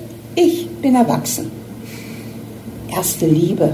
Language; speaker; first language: German; native; German